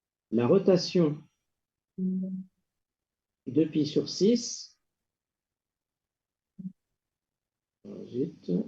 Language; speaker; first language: French; native; French